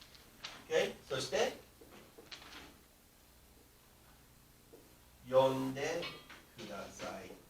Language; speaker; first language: Japanese; non-native, fluent; English